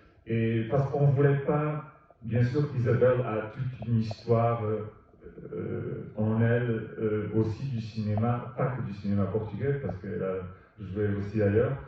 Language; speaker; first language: French; non-native, fluent; Portuguese